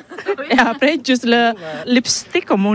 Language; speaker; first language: French; non-native, learner; Indonesian